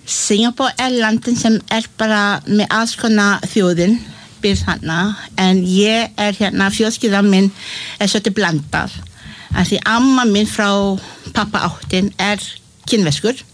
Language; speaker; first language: Icelandic; non-native, fluent; English